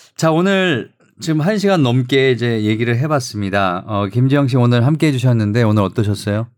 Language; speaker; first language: Korean; native; Korean